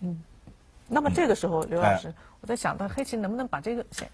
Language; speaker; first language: Chinese; native; Chinese